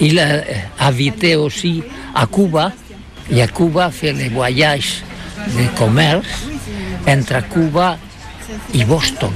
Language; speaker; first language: French; non-native, learner; Catalan